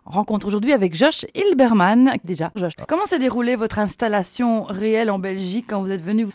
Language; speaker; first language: French; native; French